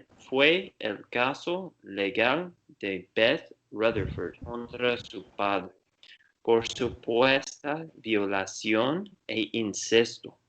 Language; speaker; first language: Spanish; non-native, learner; English